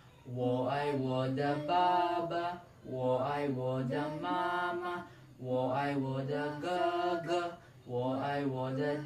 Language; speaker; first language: Chinese; non-native, learner; Cebuano